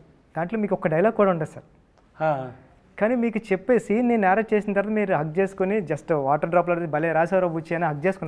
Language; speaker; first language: Telugu; native; Telugu